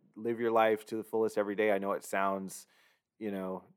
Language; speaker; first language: English; native; English